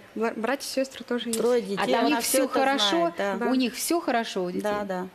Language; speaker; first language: Russian; native; Russian